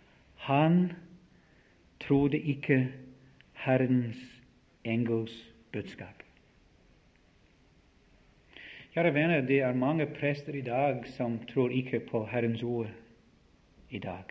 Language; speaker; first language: Swedish; non-native, fluent; English